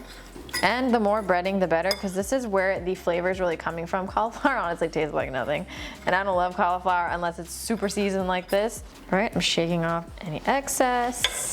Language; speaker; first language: English; native; English